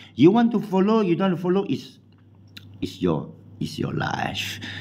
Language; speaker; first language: English; non-native, local second language; Min Nan Chinese